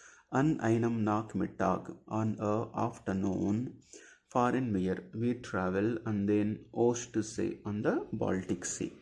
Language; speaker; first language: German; non-native, fluent; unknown